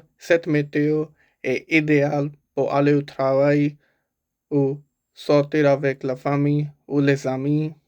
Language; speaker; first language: French; non-native, learner; Punjabi